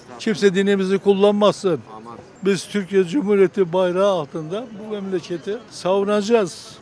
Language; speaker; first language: Turkish; native; Turkish